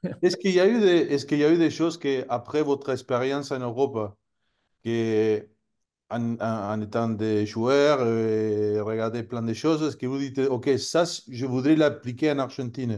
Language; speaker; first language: French; non-native, fluent; Spanish